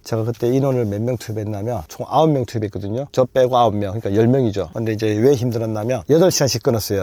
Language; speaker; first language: Korean; native; Korean